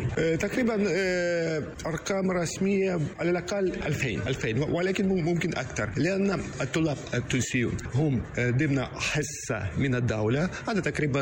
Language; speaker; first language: Arabic; non-native, learner; Russian